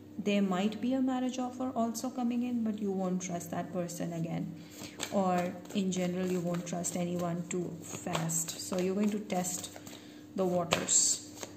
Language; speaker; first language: English; non-native, local second language; Hindi